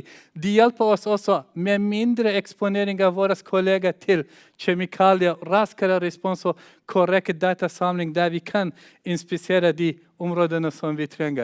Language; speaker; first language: Norwegian; non-native, fluent; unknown